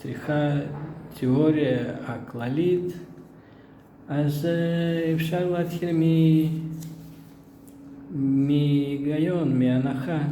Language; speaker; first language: Hebrew; non-native, fluent; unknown